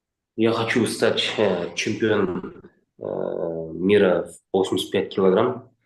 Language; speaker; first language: Russian; non-native, local second language; Kazakh